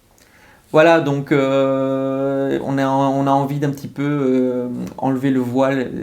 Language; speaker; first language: French; native; French